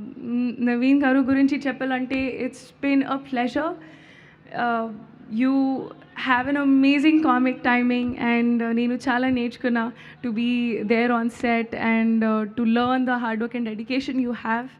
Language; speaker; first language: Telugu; non-native, learner; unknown